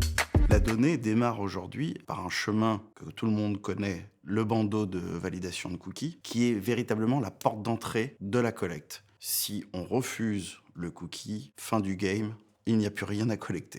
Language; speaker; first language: French; native; French